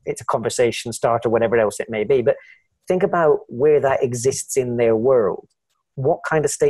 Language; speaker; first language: English; native; English